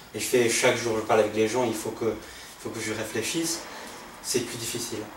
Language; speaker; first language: French; non-native, fluent; English